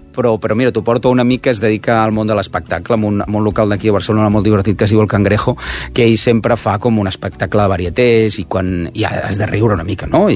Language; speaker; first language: Catalan; native; Catalan